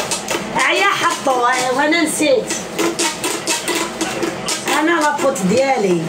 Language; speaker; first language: Arabic; native; Arabic